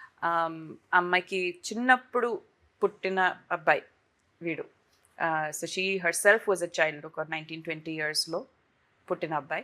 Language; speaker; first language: Telugu; non-native, fluent; Tamil